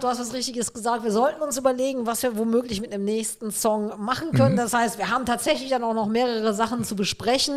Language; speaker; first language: German; native; German